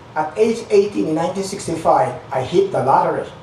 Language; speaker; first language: English; non-native, local second language; Filipino